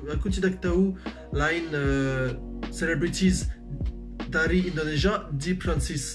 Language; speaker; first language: Indonesian; non-native, learner; French